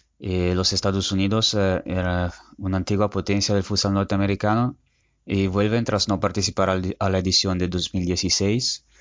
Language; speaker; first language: Spanish; non-native, fluent; Italian